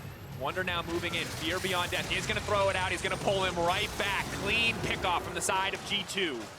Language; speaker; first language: English; native; English